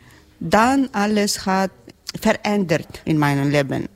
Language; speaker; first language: German; non-native, learner; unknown